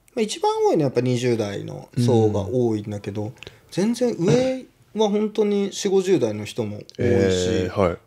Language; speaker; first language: Japanese; native; Japanese